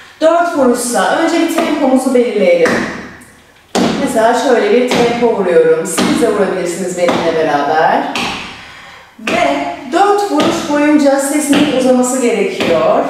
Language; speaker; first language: Turkish; native; Turkish